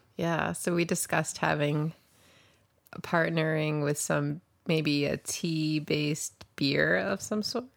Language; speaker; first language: English; native; English